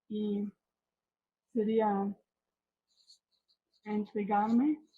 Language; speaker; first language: Spanish; non-native, fluent; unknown